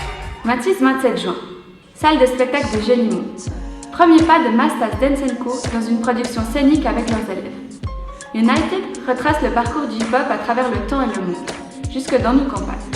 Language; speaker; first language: French; native; French